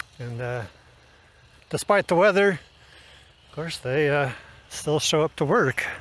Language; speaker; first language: English; native; English